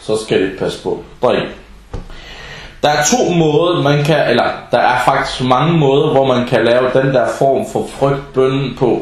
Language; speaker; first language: Danish; non-native, fluent; Arabic